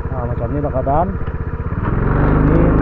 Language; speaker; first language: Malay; non-native, local second language; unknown